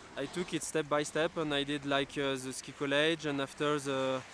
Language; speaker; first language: English; non-native, learner; French